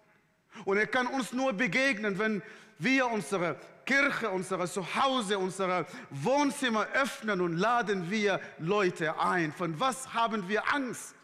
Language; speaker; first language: German; non-native, fluent; Arabic